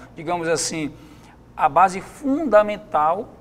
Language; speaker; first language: Portuguese; native; Portuguese